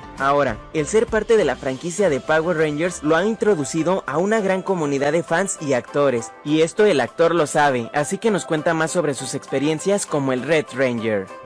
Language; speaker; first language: Spanish; native; Spanish